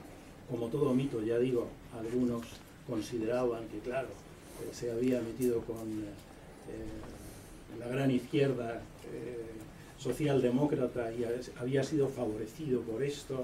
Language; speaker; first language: Spanish; native; Spanish